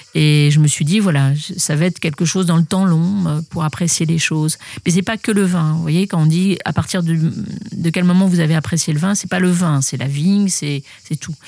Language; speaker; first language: French; native; French